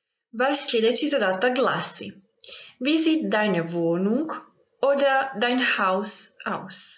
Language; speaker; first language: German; non-native, fluent; Croatian